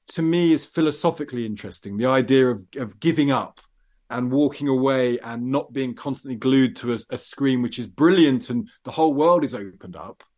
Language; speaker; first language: English; native; English